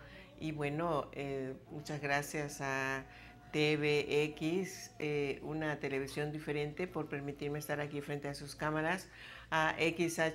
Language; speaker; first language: Spanish; native; Spanish